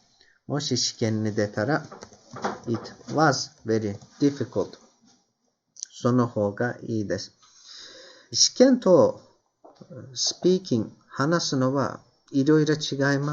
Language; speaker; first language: Japanese; non-native, fluent; Turkish